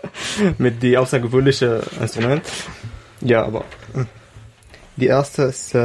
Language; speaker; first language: German; non-native, learner; Arabic